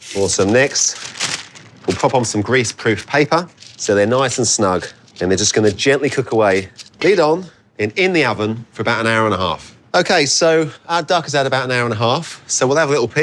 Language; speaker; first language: English; native; English